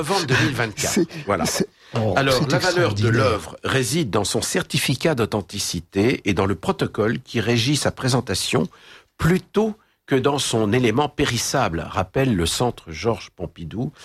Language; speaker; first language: French; native; French